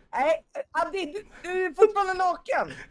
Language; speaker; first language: Swedish; native; Swedish